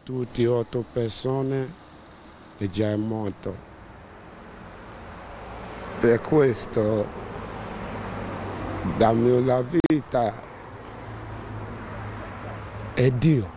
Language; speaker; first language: Italian; non-native, learner; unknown